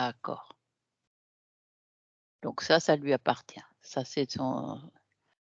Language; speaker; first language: French; native; French